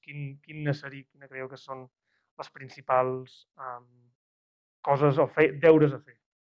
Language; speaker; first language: Catalan; native; Catalan